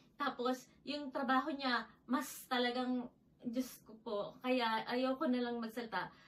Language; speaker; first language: Filipino; native; Filipino